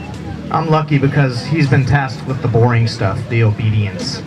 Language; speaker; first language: English; native; English